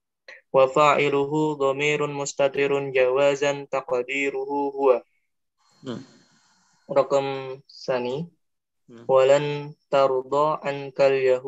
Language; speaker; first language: Arabic; non-native, learner; Indonesian